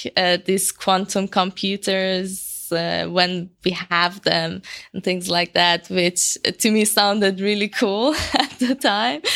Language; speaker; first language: English; non-native, fluent; Persian